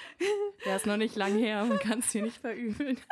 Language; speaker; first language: German; native; German